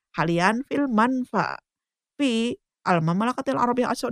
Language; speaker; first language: Arabic; non-native, fluent; Indonesian